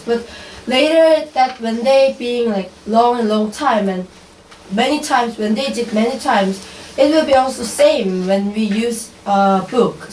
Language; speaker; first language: English; non-native, learner; Korean